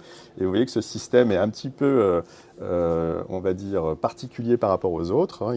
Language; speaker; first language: French; native; French